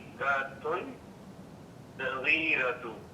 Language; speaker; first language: Arabic; non-native, learner; English